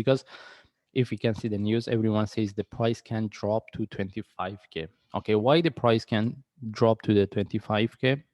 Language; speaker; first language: English; non-native, fluent; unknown